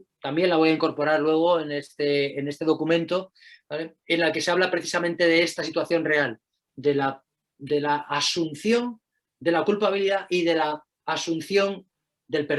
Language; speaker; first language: Spanish; native; Spanish